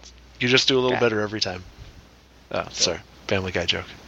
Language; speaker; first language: English; native; English